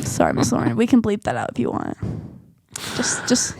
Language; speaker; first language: English; native; English